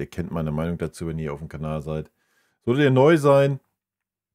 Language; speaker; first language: German; native; German